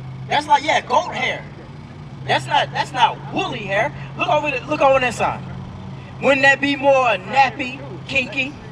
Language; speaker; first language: English; native; English